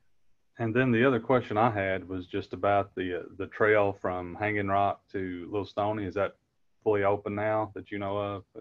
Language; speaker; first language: English; native; English